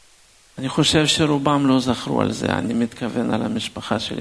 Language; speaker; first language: Hebrew; non-native, fluent; Russian